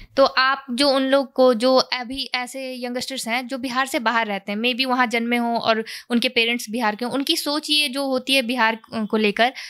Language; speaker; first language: Hindi; native; Hindi